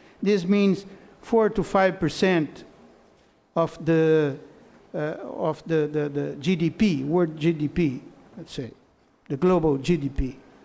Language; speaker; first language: English; non-native, fluent; Portuguese